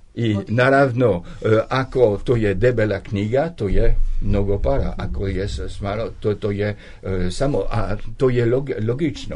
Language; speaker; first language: Serbian; non-native, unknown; French